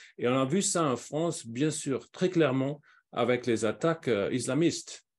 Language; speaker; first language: French; non-native, fluent; German